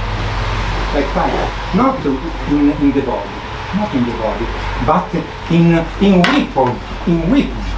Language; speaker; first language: English; non-native, learner; Italian